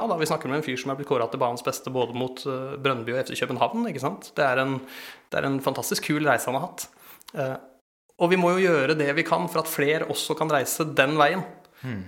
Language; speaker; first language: Norwegian; native; Norwegian